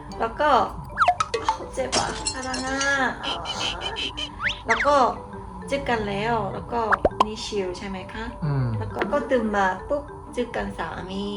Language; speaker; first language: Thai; non-native, learner; Korean